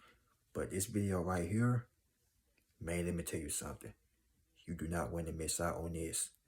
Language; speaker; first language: English; native; English